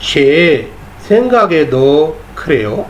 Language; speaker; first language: Korean; non-native, learner; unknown